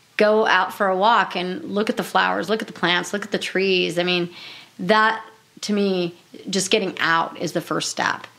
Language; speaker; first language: English; native; English